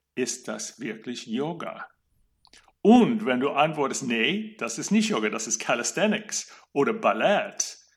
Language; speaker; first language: German; non-native, fluent; English